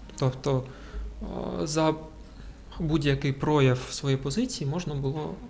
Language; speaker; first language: Ukrainian; non-native, local second language; Russian